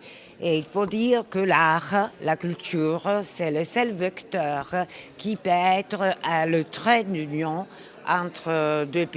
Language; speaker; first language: French; non-native, fluent; Italian